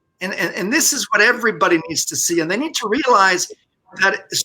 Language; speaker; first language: English; native; English